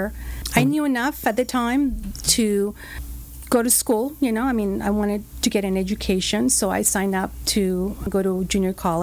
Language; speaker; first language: English; non-native, fluent; Spanish